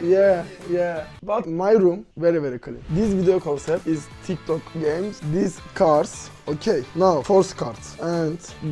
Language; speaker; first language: English; non-native, learner; Turkish